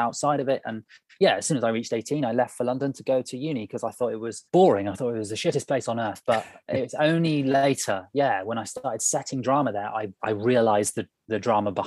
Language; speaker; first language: English; native; English